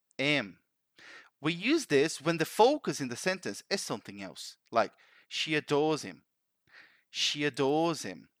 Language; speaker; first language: English; non-native, fluent; Portuguese